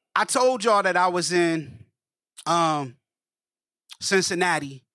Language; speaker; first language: English; native; English